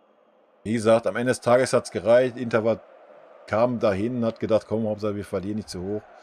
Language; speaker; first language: German; native; German